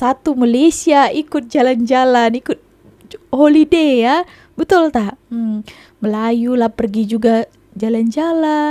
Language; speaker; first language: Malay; non-native, local second language; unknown